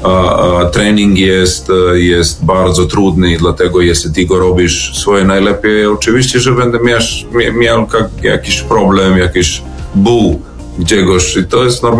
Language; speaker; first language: Polish; non-native, learner; Serbian